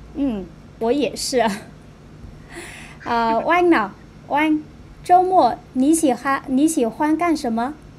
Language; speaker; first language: Chinese; non-native, fluent; Vietnamese